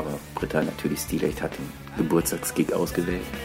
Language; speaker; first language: German; native; German